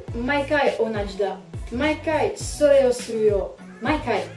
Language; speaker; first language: Japanese; non-native, learner; French